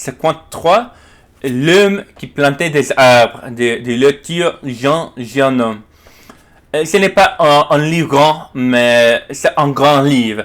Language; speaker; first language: French; non-native, learner; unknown